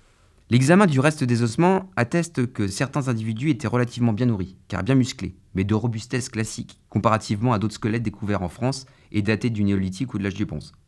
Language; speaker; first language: French; native; French